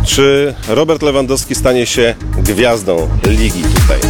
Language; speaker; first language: Polish; native; Polish